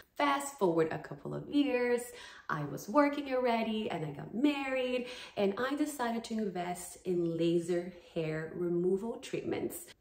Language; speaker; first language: English; non-native, fluent; Portuguese